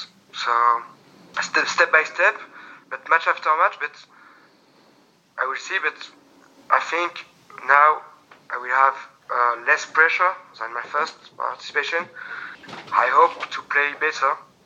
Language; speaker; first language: English; non-native, learner; French